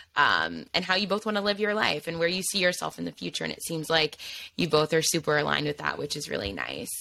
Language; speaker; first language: English; native; English